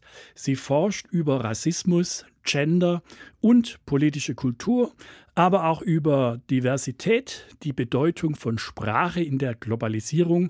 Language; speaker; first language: German; native; German